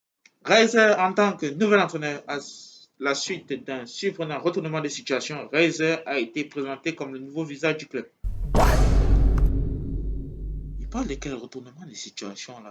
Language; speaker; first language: French; native; French